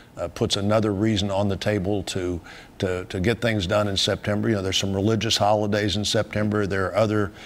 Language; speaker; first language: English; native; English